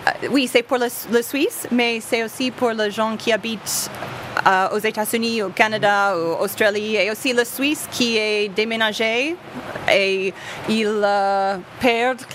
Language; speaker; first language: French; non-native, learner; English